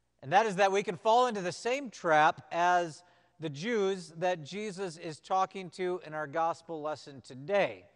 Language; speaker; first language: English; native; English